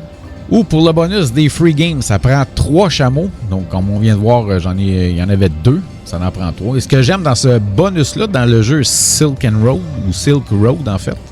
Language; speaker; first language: French; native; French